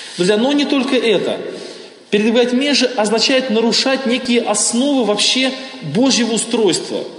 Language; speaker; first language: Russian; native; Russian